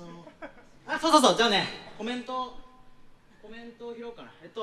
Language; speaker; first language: Japanese; native; Japanese